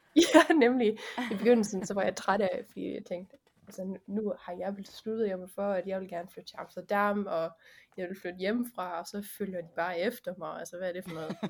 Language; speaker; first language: Danish; early bilingual, heritage; Danish